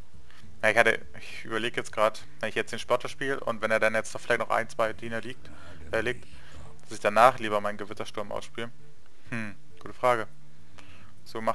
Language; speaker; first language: German; native; German